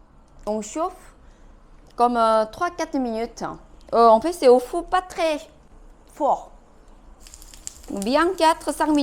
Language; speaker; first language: French; non-native, fluent; Korean